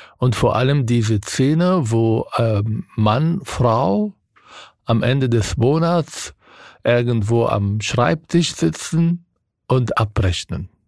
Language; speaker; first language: German; non-native, fluent; Arabic